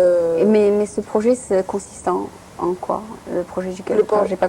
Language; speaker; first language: French; native; French